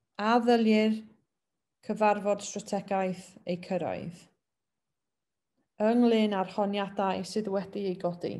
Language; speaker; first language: Welsh; native; Welsh